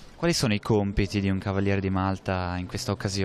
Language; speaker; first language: Italian; native; Italian